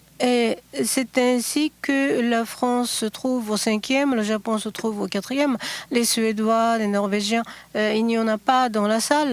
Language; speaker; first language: French; non-native, fluent; Japanese